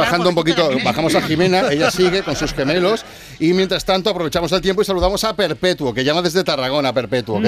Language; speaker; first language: Spanish; native; Spanish